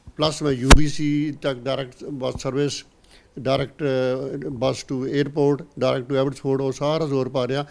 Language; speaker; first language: Punjabi; native; Punjabi